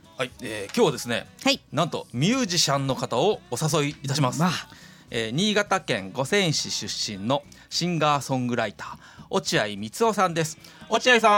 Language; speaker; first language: Japanese; native; Japanese